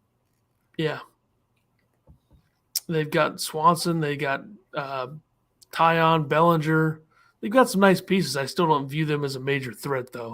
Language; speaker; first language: English; native; English